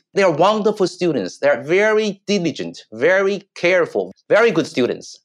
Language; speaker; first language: English; non-native, fluent; Chinese